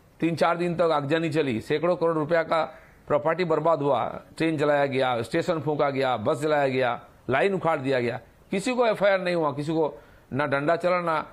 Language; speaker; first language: Hindi; non-native, local second language; Bangla